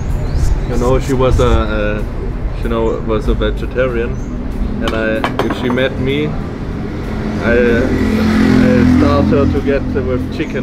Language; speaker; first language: English; non-native, fluent; German